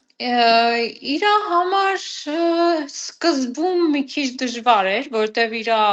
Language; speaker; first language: Armenian; native; Armenian